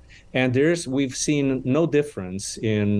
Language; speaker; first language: English; non-native, fluent; Romanian